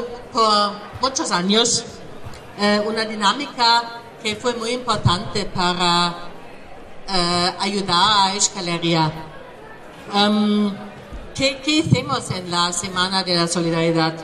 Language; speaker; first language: Spanish; non-native, learner; German